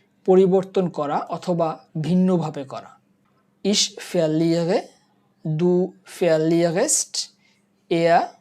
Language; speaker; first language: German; non-native, learner; Bangla